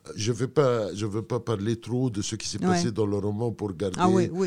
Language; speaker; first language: French; non-native, fluent; Arabic